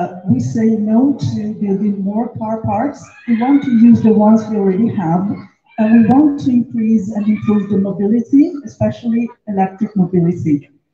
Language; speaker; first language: English; non-native, fluent; Italian